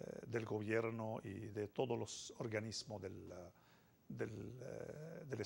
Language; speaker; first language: Spanish; non-native, fluent; Arabic